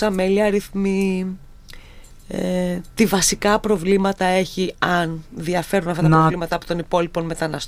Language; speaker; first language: Greek; native; Greek